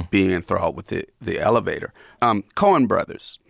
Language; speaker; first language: English; native; English